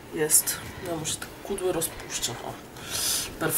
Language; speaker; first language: Polish; native; Polish